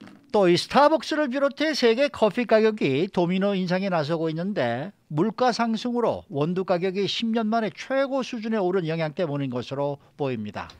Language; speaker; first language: Korean; native; Korean